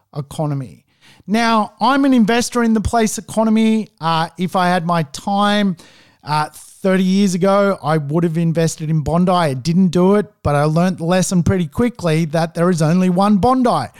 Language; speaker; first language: English; native; English